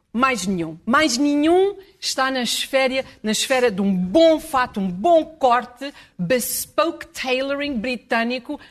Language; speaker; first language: Portuguese; early bilingual, heritage; English